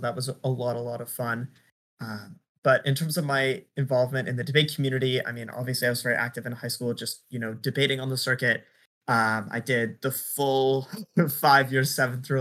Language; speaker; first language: English; native; English